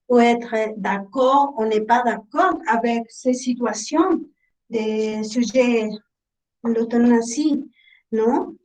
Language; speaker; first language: French; non-native, learner; Spanish